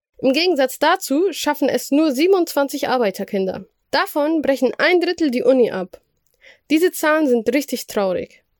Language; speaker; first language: German; early bilingual, other home language; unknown